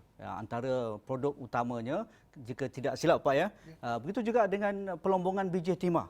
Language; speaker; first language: Malay; native; Malay